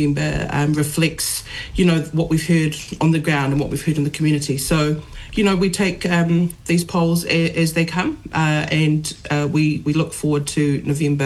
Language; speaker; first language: English; native; English